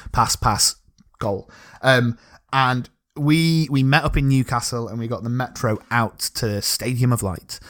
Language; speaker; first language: English; native; English